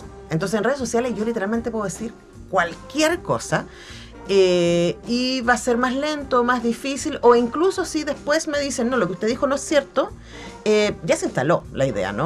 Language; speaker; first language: Spanish; native; Spanish